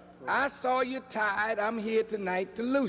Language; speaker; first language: English; native; English